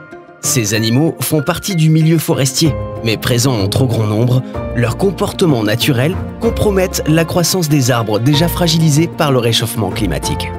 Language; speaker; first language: French; native; French